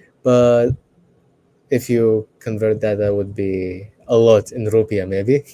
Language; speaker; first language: English; non-native, fluent; Arabic